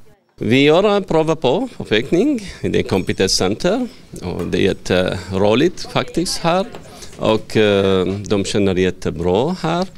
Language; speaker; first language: Swedish; non-native, learner; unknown